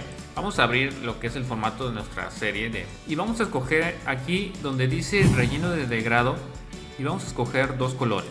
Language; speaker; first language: Spanish; native; Spanish